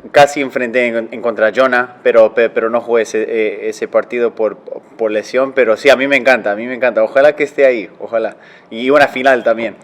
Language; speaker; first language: Spanish; early bilingual, heritage; Spanish